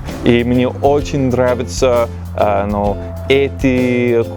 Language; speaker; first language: Russian; non-native, learner; English